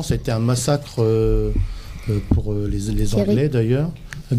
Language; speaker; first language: French; native; French